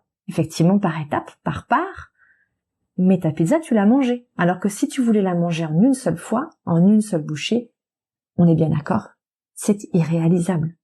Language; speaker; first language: French; native; French